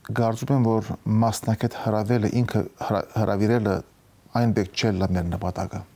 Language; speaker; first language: Armenian; early bilingual, heritage; Armenian